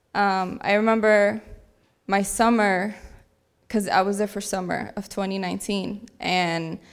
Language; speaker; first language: English; native; English